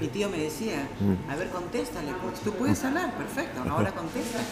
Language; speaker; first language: Spanish; native; Spanish